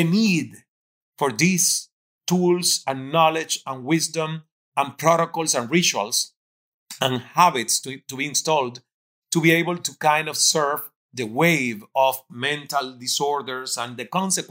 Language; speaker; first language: English; non-native, fluent; Spanish